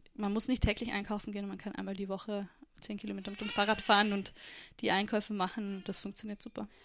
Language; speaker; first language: German; native; German